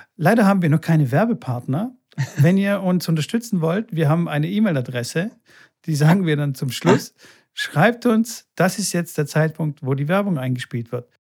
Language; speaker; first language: German; early bilingual, other home language; Bulgarian